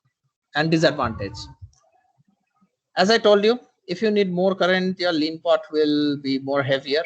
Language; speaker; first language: English; non-native, local second language; Bangla